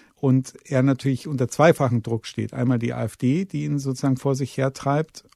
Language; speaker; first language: German; native; German